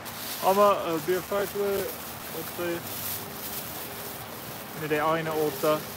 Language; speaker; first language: Turkish; non-native, learner; English